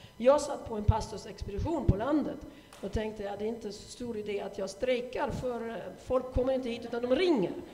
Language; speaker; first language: Swedish; non-native, fluent; German